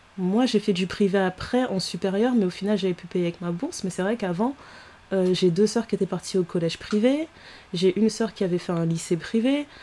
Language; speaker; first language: French; early bilingual, other home language; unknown